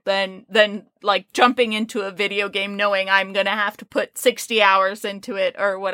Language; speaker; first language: English; native; English